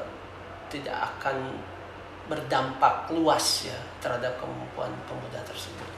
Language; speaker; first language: Indonesian; native; Indonesian